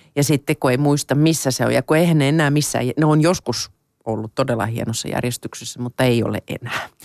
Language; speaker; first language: Finnish; non-native, local second language; Swedish